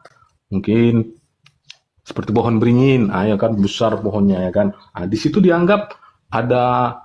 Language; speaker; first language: Indonesian; native; Indonesian